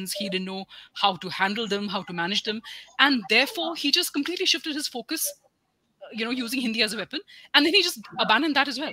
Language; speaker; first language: English; non-native, local second language; Hindi